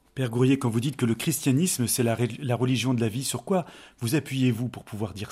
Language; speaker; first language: French; native; French